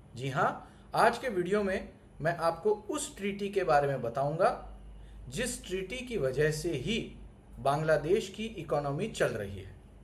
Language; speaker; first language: Hindi; non-native, local second language; Gujarati